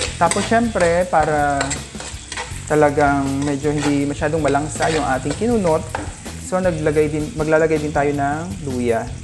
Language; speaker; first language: Filipino; non-native, local second language; Bikol